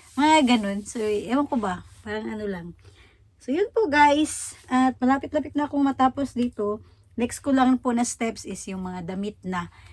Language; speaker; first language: Filipino; native; Filipino